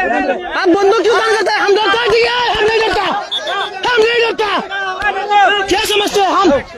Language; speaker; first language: Hindi; non-native, learner; Bangla